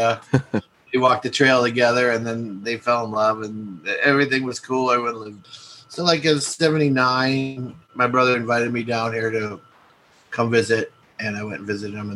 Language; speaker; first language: English; native; English